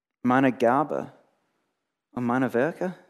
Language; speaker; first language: German; non-native, fluent; English